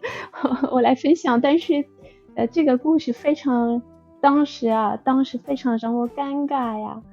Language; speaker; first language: Chinese; non-native, fluent; Russian